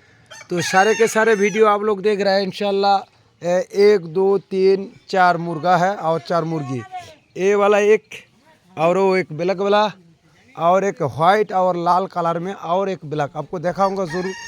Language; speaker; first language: Hindi; non-native, local second language; Bangla